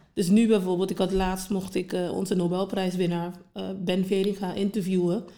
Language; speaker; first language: Dutch; non-native, local second language; English